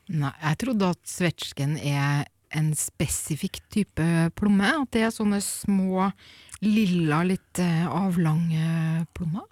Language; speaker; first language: Norwegian; native; Norwegian